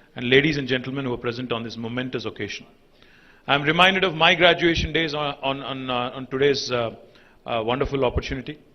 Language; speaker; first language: English; non-native, local second language; Telugu